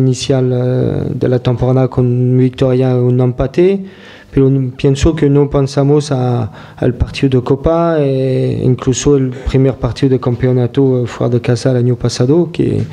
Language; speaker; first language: Spanish; non-native, fluent; French